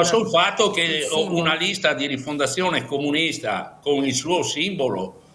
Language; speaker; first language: Italian; native; Italian